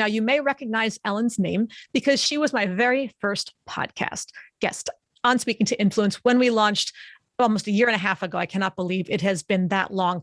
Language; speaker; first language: English; native; English